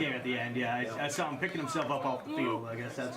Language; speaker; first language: English; native; English